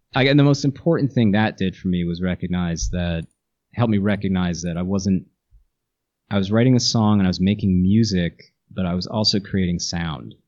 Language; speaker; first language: English; native; English